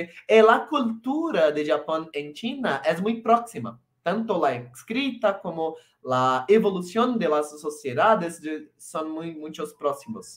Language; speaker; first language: Spanish; non-native, local second language; Portuguese